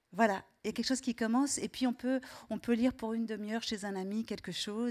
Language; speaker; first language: French; native; French